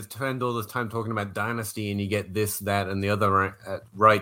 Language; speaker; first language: English; native; English